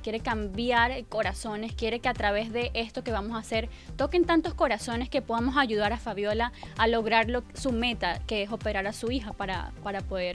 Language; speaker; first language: Spanish; native; Spanish